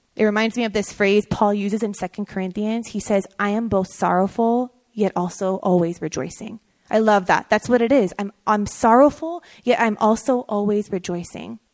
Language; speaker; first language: English; early bilingual, other home language; Persian